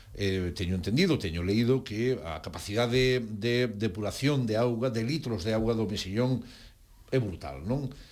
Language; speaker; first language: Galician; native; Galician